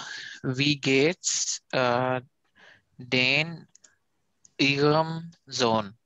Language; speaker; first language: German; non-native, learner; Urdu